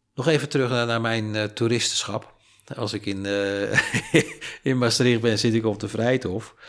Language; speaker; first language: Dutch; native; Dutch